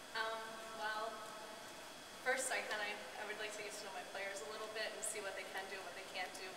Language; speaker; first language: English; native; English